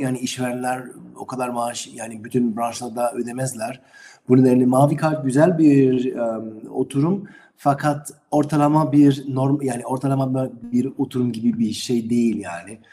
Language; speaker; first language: Turkish; non-native, learner; German